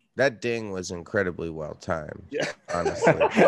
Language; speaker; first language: English; native; English